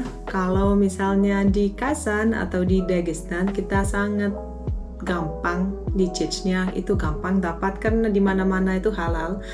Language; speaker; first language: Indonesian; non-native, fluent; Russian